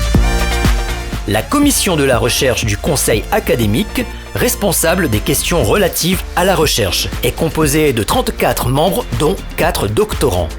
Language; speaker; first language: French; native; French